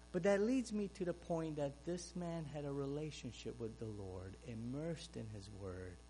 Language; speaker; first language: English; non-native, fluent; Romanian